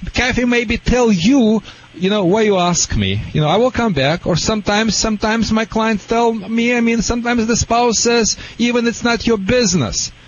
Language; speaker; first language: English; non-native, fluent; Russian